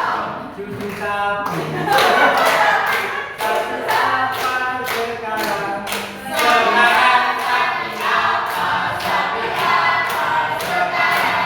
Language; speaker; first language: Indonesian; native; Indonesian